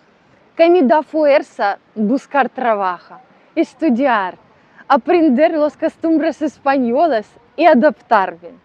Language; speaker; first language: Spanish; non-native, learner; Russian